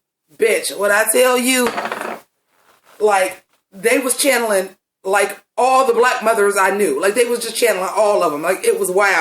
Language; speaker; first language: English; native; English